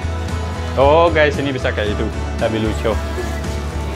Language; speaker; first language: Indonesian; non-native, learner; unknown